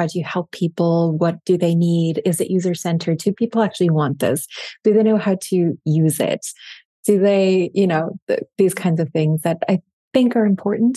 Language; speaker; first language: English; non-native, fluent; German